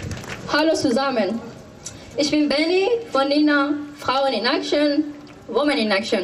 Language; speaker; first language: German; non-native, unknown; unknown